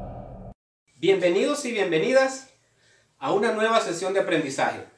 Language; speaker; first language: Spanish; native; Spanish